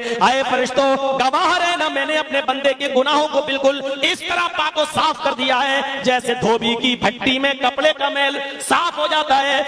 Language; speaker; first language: Urdu; native; Urdu